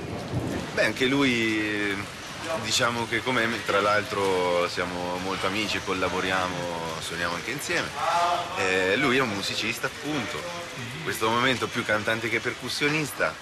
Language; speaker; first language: Italian; native; Italian